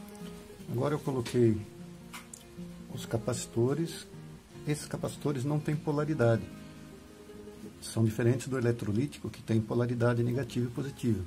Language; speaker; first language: Portuguese; native; Portuguese